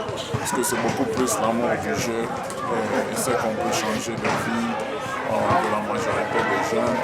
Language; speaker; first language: French; non-native, local second language; Swahili